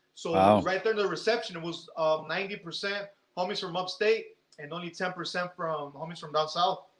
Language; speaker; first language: English; native; English